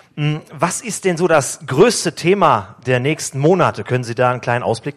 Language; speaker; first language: German; native; German